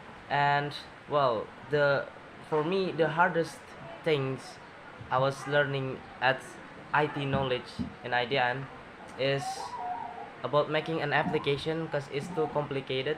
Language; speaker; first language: English; non-native, learner; Indonesian